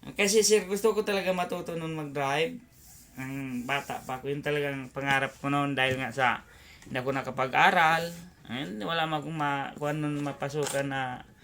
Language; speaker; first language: Filipino; non-native, local second language; Bikol